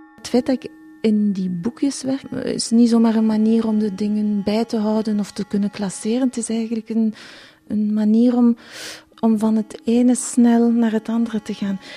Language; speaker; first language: Dutch; non-native, local second language; French